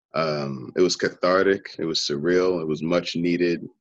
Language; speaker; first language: English; native; English